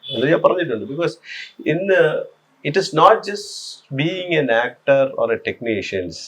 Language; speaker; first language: English; non-native, local second language; Malayalam